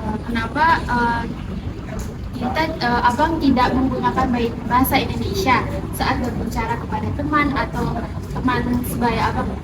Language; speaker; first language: Indonesian; non-native, local second language; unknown